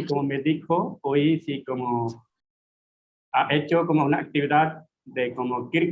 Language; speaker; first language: Spanish; non-native, fluent; Hindi